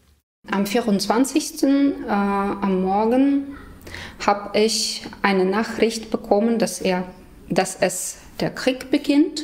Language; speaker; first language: German; non-native, fluent; Ukrainian